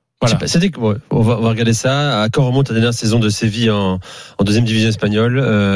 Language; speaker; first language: French; native; French